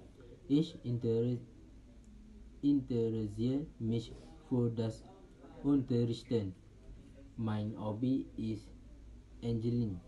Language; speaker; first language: German; non-native, learner; Malay